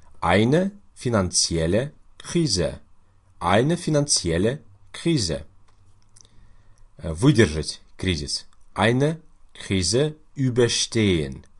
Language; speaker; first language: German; non-native, fluent; Russian